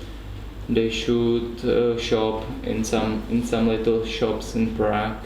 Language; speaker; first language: English; non-native, learner; Czech